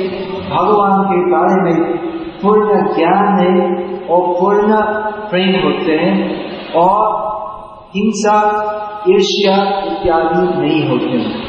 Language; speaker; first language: Hindi; non-native, learner; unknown